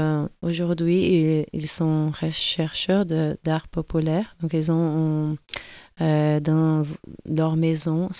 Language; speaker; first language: French; non-native, fluent; Portuguese